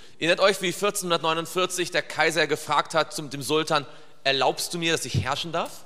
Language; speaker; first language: German; native; German